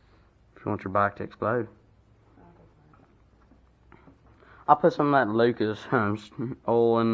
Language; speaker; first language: English; native; English